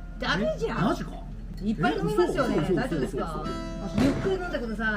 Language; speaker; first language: Japanese; non-native, learner; Korean